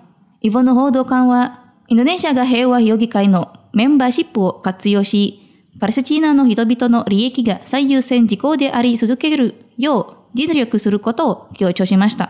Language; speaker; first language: Japanese; non-native, fluent; Indonesian